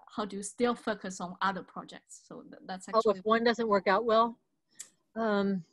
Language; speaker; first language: English; non-native, fluent; Portuguese